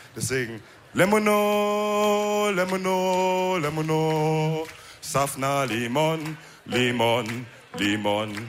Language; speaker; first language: German; early bilingual, other home language; Wolof